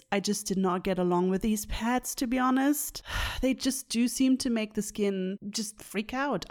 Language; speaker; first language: English; non-native, fluent; German